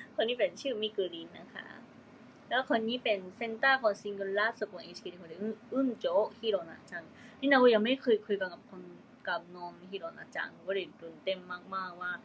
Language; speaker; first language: Thai; non-native, learner; Japanese